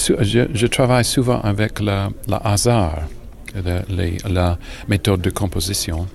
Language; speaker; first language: French; non-native, learner; English